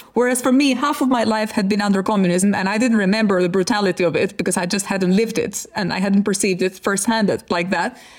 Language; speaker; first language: English; non-native, fluent; Albanian